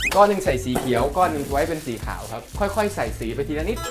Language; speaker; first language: Thai; native; Thai